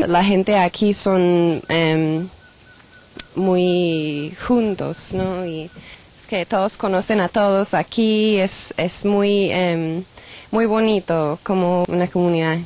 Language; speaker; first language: Spanish; non-native, fluent; English